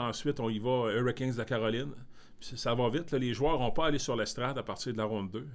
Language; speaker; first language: French; native; French